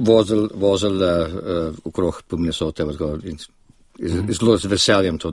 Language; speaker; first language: Slovenian; early bilingual, other home language; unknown